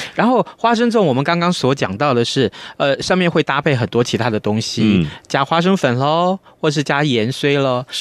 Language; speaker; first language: Chinese; native; Chinese